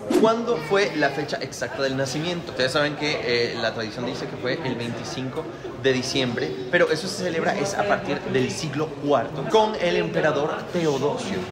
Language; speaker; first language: Spanish; native; Spanish